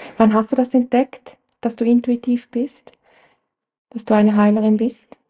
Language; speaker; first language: German; native; German